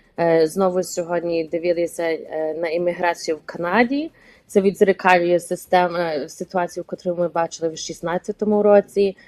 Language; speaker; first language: Ukrainian; early bilingual, heritage; Ukrainian